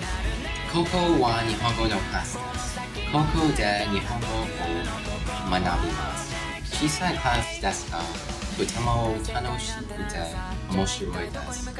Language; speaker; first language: Japanese; non-native, learner; English